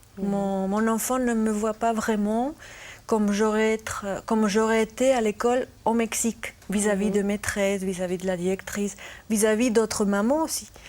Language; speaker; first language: French; non-native, fluent; Spanish